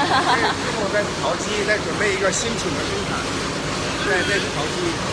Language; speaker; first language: Chinese; native; Chinese